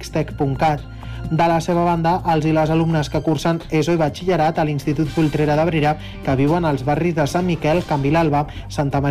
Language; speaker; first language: Catalan; native; Catalan